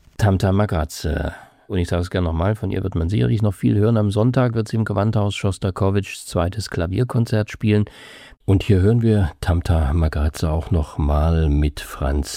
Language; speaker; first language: German; native; German